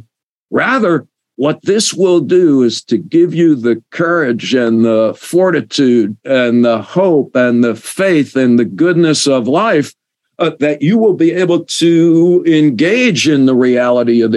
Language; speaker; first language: English; native; English